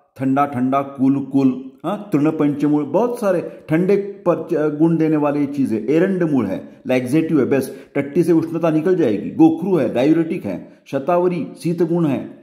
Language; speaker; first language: Hindi; non-native, local second language; Marathi